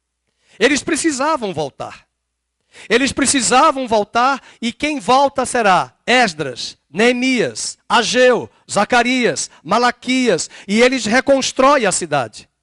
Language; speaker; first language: Portuguese; native; Portuguese